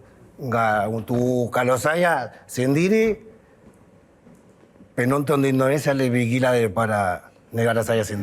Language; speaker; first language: Indonesian; non-native, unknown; Spanish